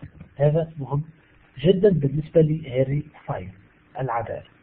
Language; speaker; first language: Arabic; native; Arabic